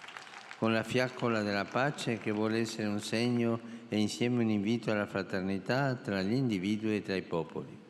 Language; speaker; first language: Italian; non-native, fluent; Spanish